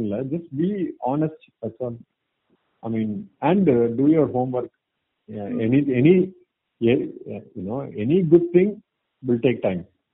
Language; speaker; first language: English; non-native, local second language; Tamil